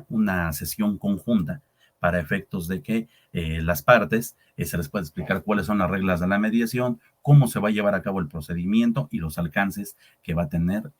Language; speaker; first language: Spanish; native; Spanish